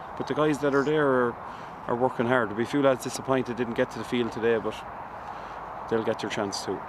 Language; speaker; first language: English; native; English